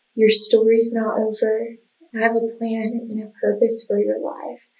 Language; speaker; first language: English; native; English